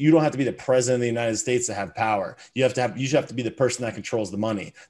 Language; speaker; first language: English; native; English